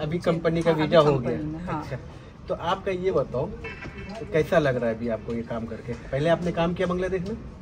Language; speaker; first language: Hindi; native; Hindi